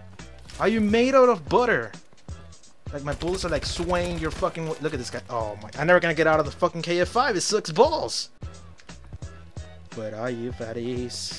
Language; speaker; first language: English; native; English